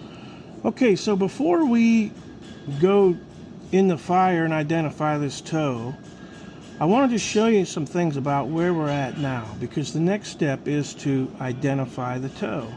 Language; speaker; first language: English; native; English